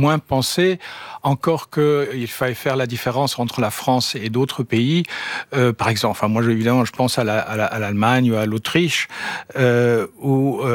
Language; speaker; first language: French; non-native, fluent; German